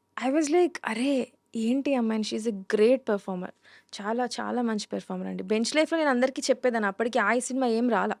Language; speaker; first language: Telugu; native; Telugu